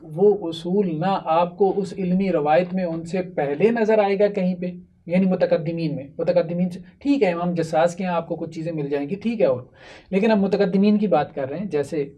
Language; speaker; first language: Urdu; native; Urdu